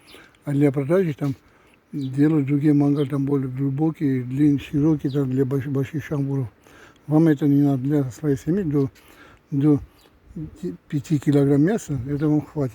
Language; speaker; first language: Russian; non-native, fluent; Armenian